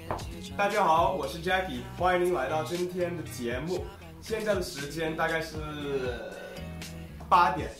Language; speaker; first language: Chinese; non-native, fluent; English